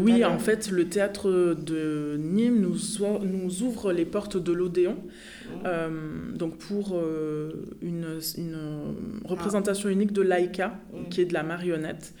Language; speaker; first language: French; native; French